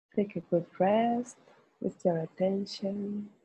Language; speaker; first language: English; non-native, fluent; Spanish